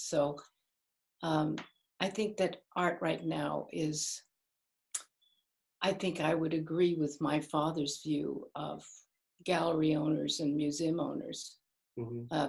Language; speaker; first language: English; native; English